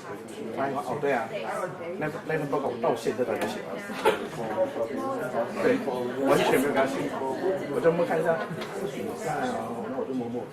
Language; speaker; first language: Chinese; native; Chinese